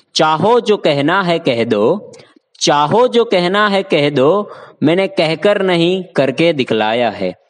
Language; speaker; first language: Hindi; non-native, local second language; Gujarati